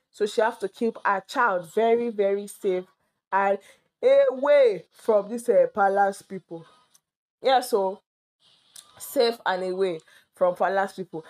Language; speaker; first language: Nigerian Pidgin; native; Nigerian Pidgin